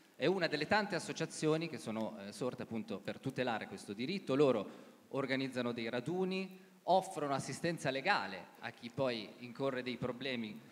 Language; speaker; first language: Italian; native; Italian